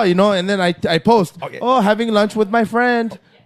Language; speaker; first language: English; native; English